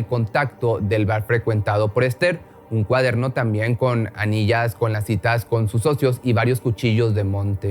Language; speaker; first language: Spanish; native; Spanish